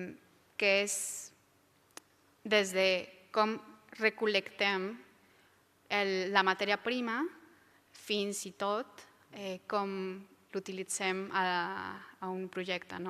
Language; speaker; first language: Catalan; non-native, local second language; Spanish